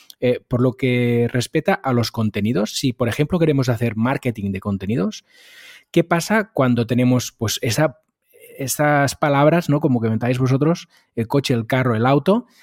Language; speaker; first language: Spanish; non-native, local second language; Catalan